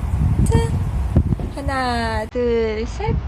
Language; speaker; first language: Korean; non-native, learner; Filipino